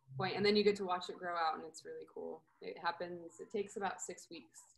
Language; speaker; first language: English; native; English